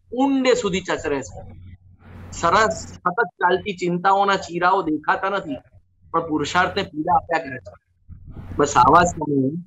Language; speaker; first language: Gujarati; native; Gujarati